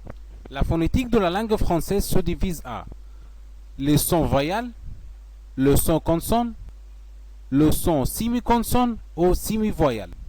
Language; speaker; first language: French; non-native, fluent; Arabic